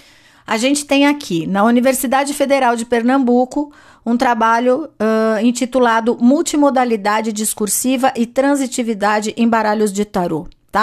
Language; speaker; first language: Portuguese; native; Portuguese